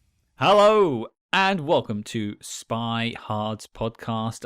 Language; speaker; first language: English; native; English